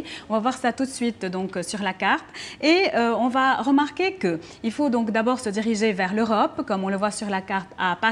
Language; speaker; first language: French; non-native, local second language; Arabic